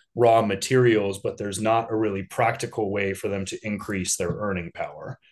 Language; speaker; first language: English; native; English